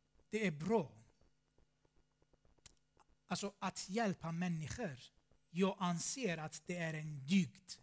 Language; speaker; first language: Swedish; non-native, fluent; Armenian